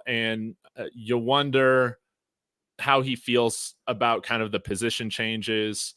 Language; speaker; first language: English; native; English